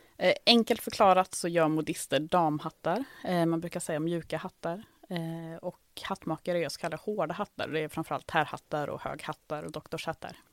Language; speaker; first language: Swedish; native; Swedish